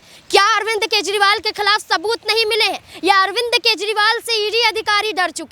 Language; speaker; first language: Hindi; native; Hindi